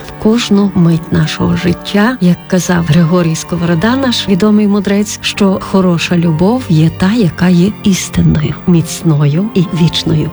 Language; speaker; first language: Ukrainian; native; Ukrainian